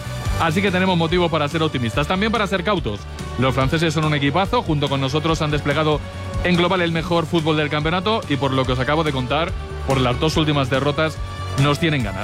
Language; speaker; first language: Spanish; native; Spanish